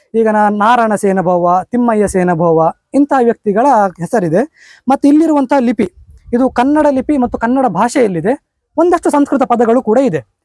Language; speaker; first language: Kannada; non-native, local second language; Konkani